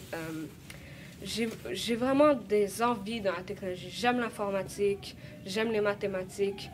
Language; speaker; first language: French; early bilingual, other home language; Arabic